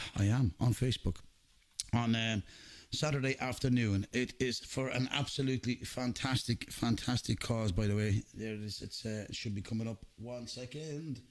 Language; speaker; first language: English; native; English